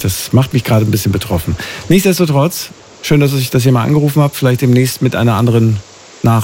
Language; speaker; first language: German; native; German